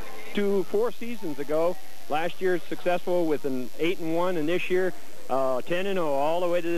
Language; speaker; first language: English; native; English